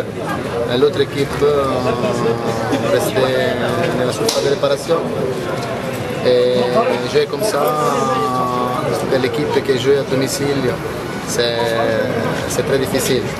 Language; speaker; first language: French; non-native, learner; Italian